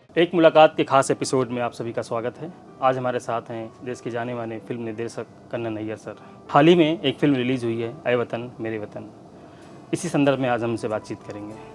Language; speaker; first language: Hindi; native; Hindi